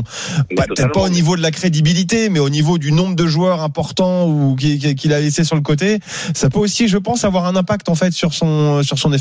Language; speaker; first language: French; native; French